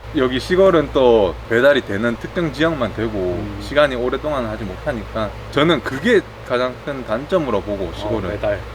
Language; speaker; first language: Korean; native; Korean